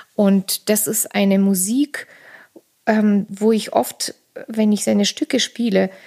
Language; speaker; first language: German; non-native, fluent; Armenian